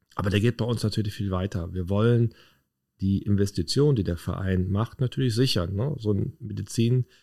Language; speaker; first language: German; native; German